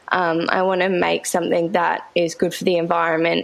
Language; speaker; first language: English; native; English